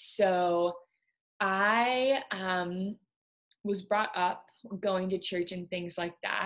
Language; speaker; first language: English; native; English